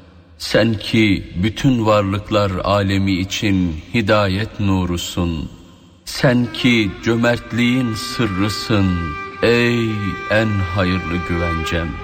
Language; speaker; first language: Turkish; native; Turkish